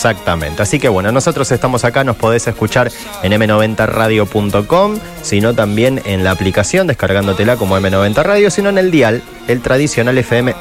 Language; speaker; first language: Spanish; native; Spanish